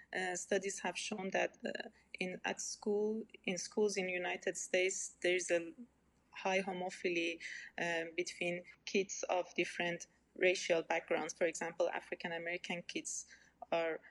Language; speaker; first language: English; non-native, fluent; Persian